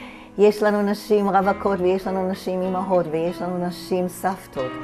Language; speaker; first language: Hebrew; non-native, fluent; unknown